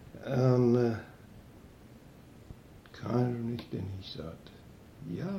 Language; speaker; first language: German; early bilingual, heritage; German